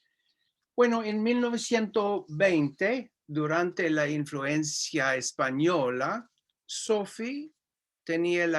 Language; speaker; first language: Spanish; non-native, fluent; English